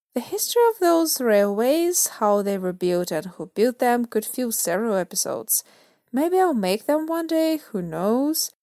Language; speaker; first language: English; non-native, fluent; Russian